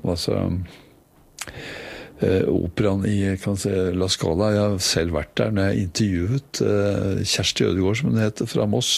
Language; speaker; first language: Norwegian; native; Norwegian